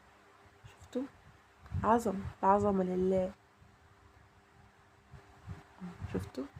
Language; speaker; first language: Arabic; native; Arabic